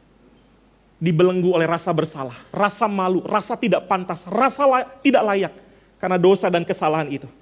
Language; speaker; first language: Indonesian; native; Indonesian